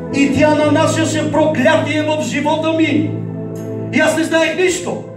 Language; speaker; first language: Bulgarian; non-native, local second language; Turkish